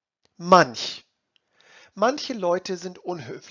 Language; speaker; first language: German; non-native, fluent; English